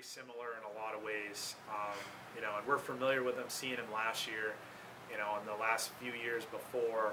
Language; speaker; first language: English; native; English